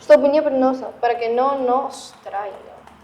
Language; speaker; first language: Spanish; non-native, fluent; Russian